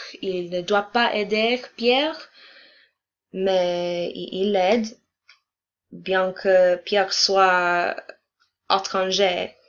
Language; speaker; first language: French; non-native, learner; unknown